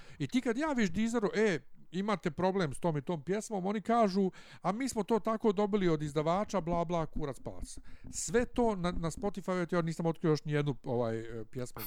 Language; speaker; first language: Bosnian; native; Bosnian